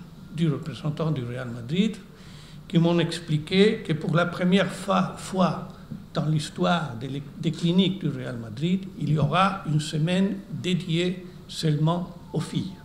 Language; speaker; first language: French; non-native, fluent; Spanish